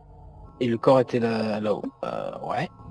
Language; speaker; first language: French; native; French